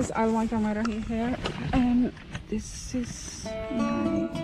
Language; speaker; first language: English; non-native, learner; Indonesian